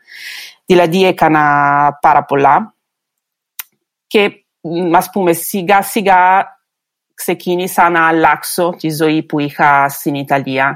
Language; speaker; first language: Greek; non-native, fluent; Italian